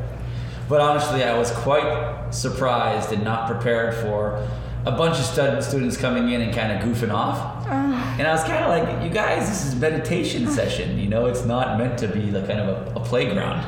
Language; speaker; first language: English; native; English